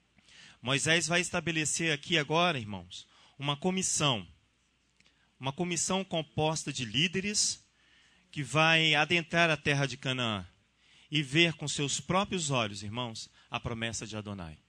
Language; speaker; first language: Portuguese; native; Portuguese